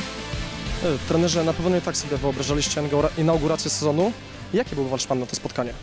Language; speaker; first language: Polish; native; Polish